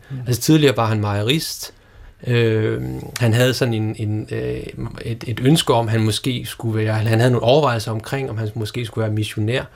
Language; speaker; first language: Danish; native; Danish